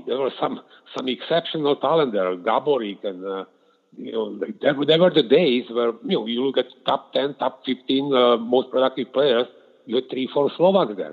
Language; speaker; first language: English; non-native, fluent; Slovak